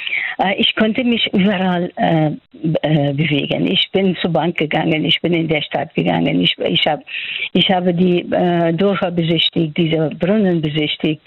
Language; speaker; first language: German; non-native, fluent; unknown